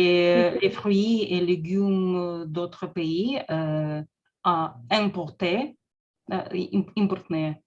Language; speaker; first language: French; non-native, learner; Russian